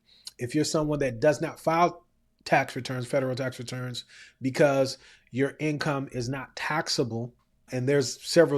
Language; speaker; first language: English; native; English